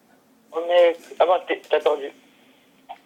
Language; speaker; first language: French; native; French